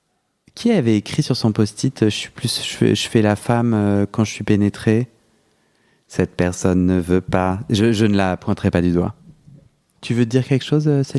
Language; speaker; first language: French; native; French